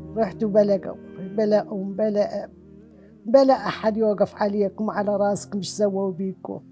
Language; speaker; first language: Arabic; non-native, local second language; Southern Kurdish